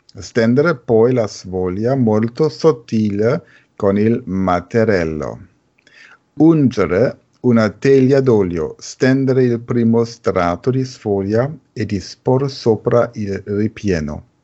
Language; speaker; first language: Italian; non-native, fluent; German